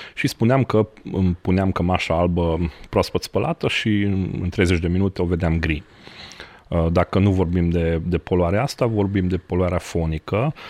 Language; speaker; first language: Romanian; non-native, local second language; Hungarian